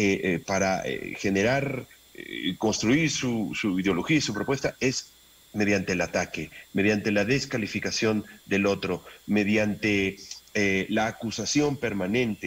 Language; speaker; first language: Spanish; native; Spanish